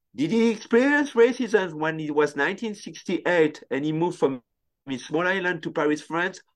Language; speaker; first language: English; non-native, fluent; French